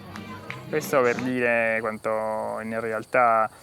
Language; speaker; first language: Italian; native; Italian